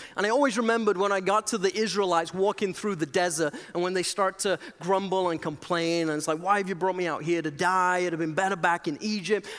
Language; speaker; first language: English; native; English